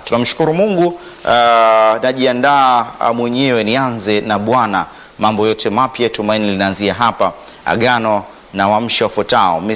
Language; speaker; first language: Swahili; native; Swahili